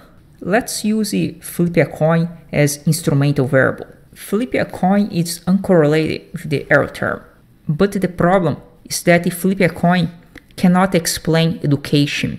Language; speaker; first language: English; non-native, fluent; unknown